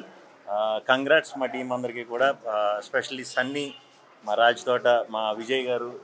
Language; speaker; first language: Telugu; native; Telugu